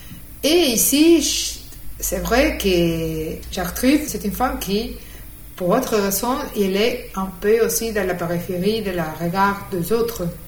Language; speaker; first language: French; non-native, fluent; Spanish